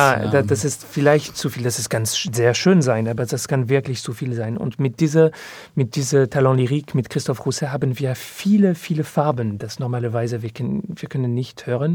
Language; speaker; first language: German; non-native, learner; French